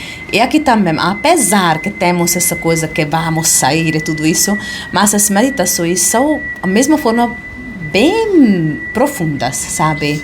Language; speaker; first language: Portuguese; non-native, fluent; Hungarian